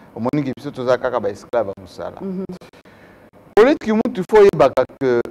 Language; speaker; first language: Lingala; non-native, local second language; Luba-Lulua